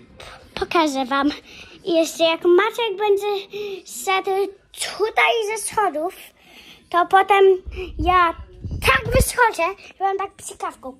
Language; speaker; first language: Polish; early bilingual, heritage; Polish